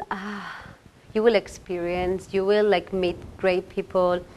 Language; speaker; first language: English; non-native, fluent; Spanish